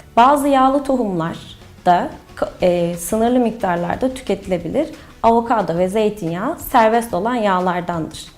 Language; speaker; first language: Turkish; native; Turkish